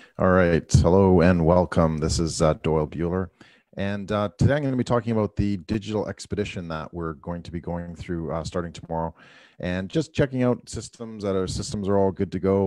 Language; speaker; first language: English; native; English